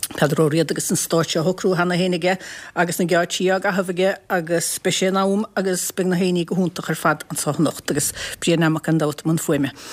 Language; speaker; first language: Irish; native; Irish